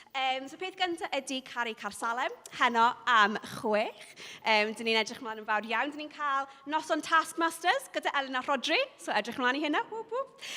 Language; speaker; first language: Welsh; non-native, local second language; English